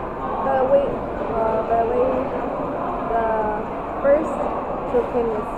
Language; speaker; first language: English; non-native, learner; Chinese